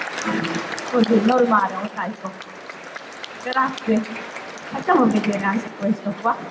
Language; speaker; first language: Italian; non-native, fluent; Japanese